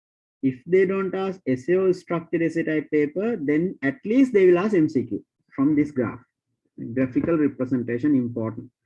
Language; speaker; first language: English; non-native, local second language; Sinhala